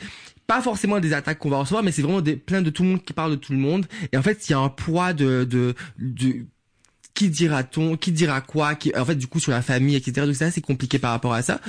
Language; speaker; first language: French; non-native, local second language; Guadeloupean Creole French